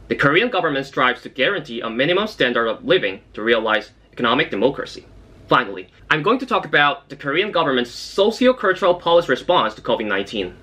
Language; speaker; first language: English; non-native, fluent; Korean